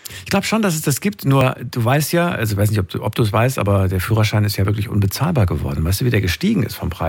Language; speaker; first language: German; native; German